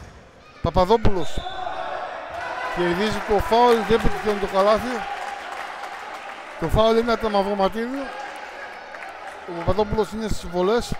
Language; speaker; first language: Greek; native; Greek